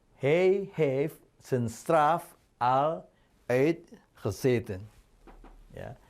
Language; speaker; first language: Dutch; non-native, fluent; Indonesian